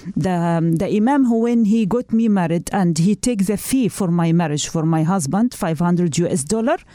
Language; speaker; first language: English; non-native, learner; Arabic